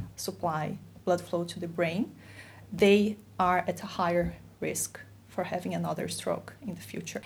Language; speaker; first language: English; non-native, fluent; Portuguese